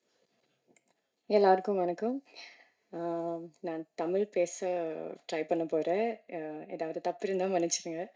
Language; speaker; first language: Tamil; non-native, learner; Malayalam